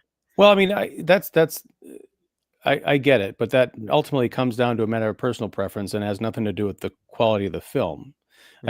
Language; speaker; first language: English; native; English